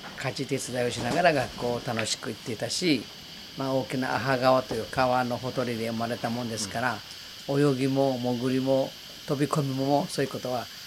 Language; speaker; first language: Japanese; native; Japanese